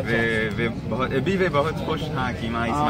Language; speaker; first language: Hindi; non-native, fluent; French